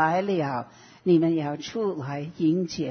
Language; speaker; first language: Chinese; non-native, fluent; English